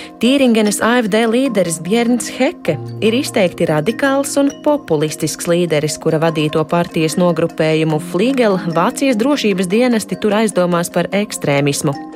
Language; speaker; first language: Latvian; native; Latvian